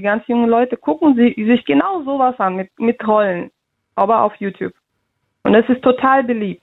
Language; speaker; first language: German; early bilingual, other home language; Russian